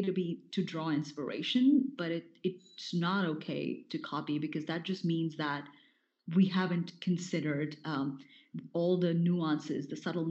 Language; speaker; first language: English; non-native, local second language; Hindi